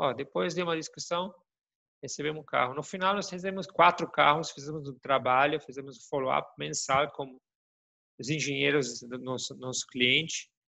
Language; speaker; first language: Portuguese; non-native, fluent; German